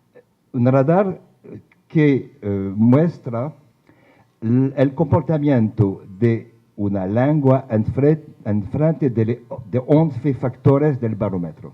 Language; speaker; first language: Spanish; non-native, fluent; French